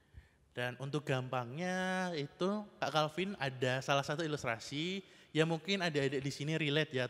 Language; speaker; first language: Indonesian; native; Indonesian